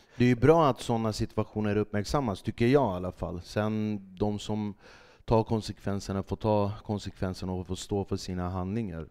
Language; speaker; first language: Swedish; early bilingual, other home language; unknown